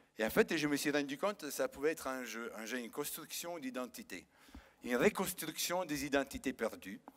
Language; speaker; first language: French; non-native, fluent; Italian